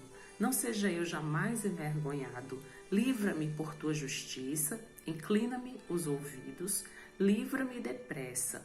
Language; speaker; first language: Portuguese; native; Portuguese